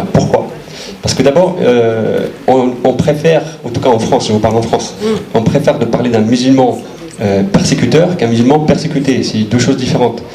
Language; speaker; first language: French; native; French